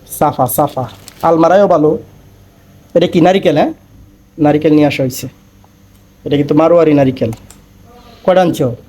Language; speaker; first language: Bangla; native; Bangla